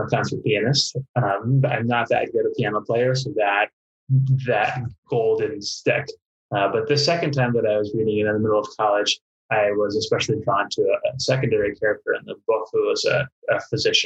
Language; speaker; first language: English; native; English